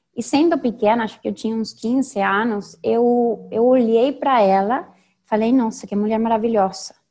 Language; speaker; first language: Portuguese; non-native, fluent; Spanish